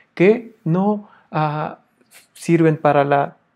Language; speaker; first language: Spanish; non-native, fluent; Russian